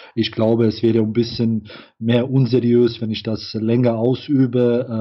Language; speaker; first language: German; non-native, fluent; Bosnian